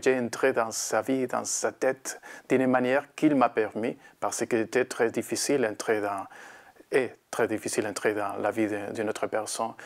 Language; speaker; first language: French; non-native, learner; Spanish